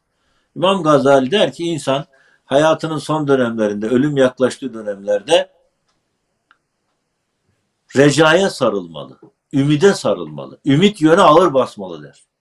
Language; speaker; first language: Turkish; native; Turkish